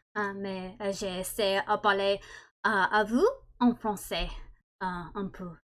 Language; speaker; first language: French; non-native, learner; English